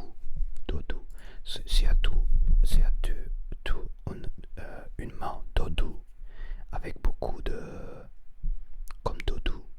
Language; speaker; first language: French; non-native, learner; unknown